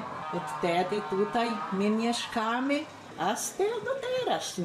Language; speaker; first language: Polish; early bilingual, heritage; Polish